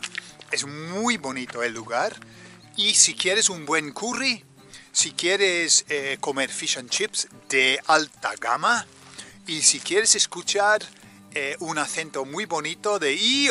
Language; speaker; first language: Spanish; native; Spanish